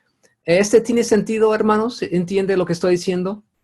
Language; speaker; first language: Spanish; non-native, fluent; English